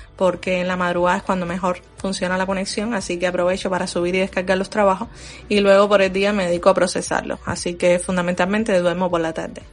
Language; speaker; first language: Spanish; native; Spanish